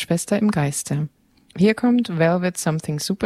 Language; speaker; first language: German; native; German